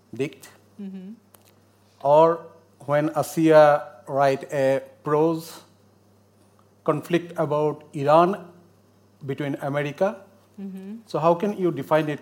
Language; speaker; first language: English; non-native, learner; Bangla